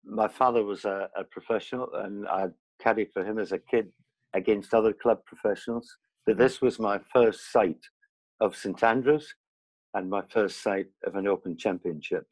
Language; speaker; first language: English; native; English